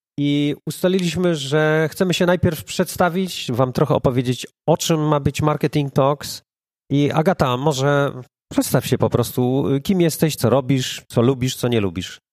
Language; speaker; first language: Polish; early bilingual, heritage; Polish